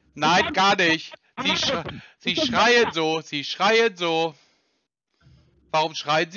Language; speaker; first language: German; native; German